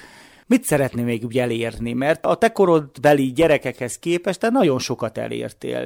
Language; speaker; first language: Hungarian; native; Hungarian